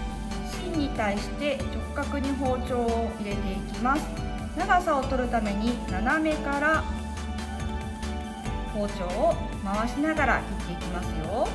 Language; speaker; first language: Japanese; native; Japanese